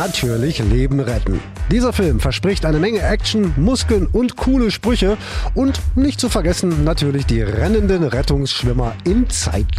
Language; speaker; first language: German; native; German